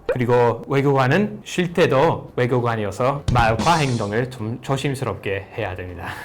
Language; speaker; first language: Korean; non-native, fluent; English